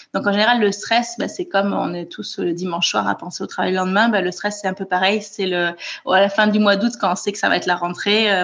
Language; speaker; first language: French; native; French